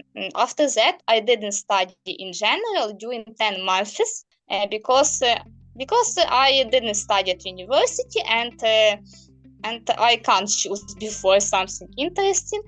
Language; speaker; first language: English; non-native, learner; Ukrainian